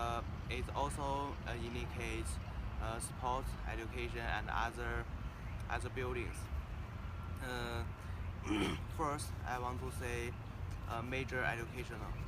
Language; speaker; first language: English; non-native, learner; Chinese